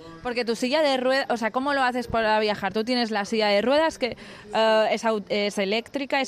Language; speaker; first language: Spanish; non-native, local second language; Catalan